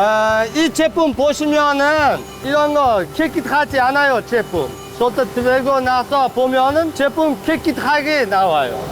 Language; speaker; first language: Korean; non-native, learner; Uzbek